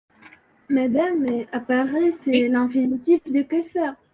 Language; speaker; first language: French; non-native, learner; Arabic